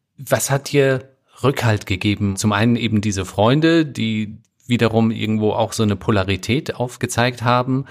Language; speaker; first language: German; native; German